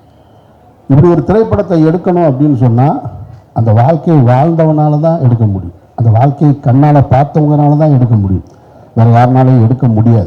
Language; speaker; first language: Tamil; native; Tamil